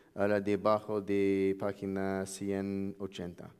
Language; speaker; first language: Spanish; non-native, learner; English